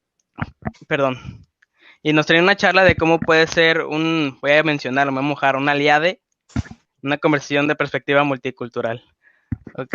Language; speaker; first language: Spanish; native; Spanish